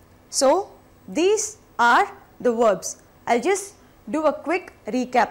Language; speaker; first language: English; non-native, local second language; Tamil